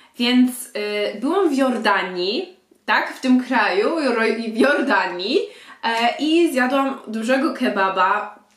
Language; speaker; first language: Polish; early bilingual, heritage; Polish